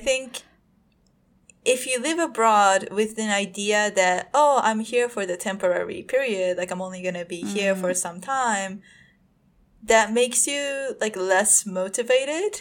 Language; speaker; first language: English; non-native, fluent; Japanese